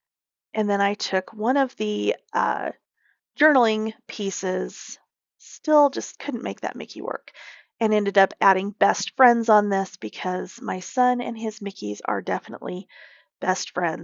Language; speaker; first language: English; native; English